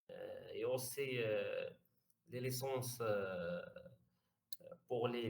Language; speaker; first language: French; non-native, learner; Arabic